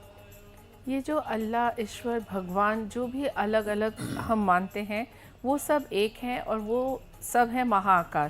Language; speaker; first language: Hindi; native; Hindi